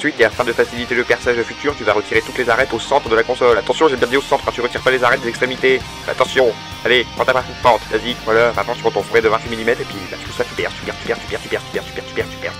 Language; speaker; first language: French; native; French